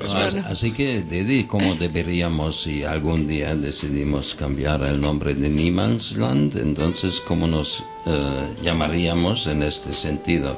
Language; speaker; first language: Spanish; non-native, fluent; German